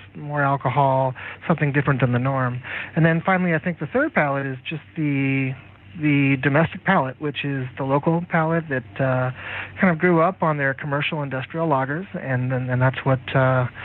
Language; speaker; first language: English; native; English